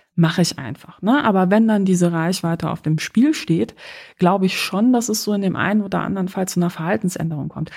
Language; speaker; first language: German; early bilingual, other home language; Polish